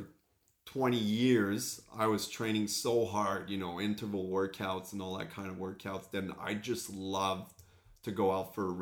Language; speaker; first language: English; non-native, fluent; French